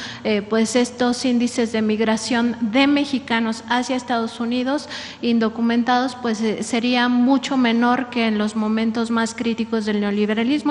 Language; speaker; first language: Spanish; native; Spanish